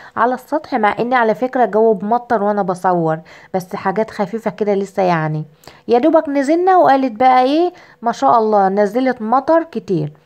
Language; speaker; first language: Arabic; native; Arabic